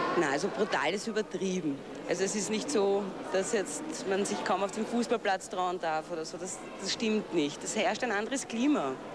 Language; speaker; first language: German; native; German